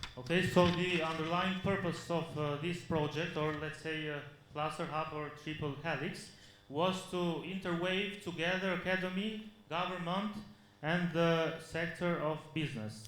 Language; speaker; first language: English; non-native, fluent; Albanian